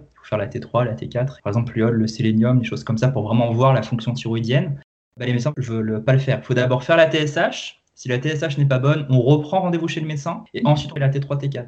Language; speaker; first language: French; native; French